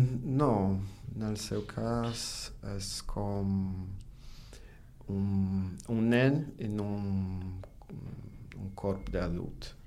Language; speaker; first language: Catalan; non-native, learner; Portuguese